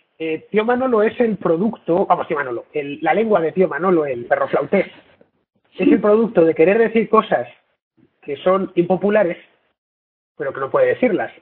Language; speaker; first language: Spanish; native; Spanish